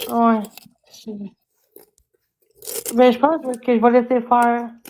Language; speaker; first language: French; native; French